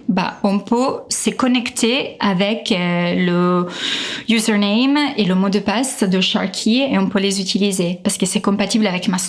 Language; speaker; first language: French; non-native, fluent; Italian